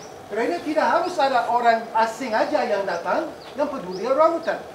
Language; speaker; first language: Indonesian; non-native, fluent; English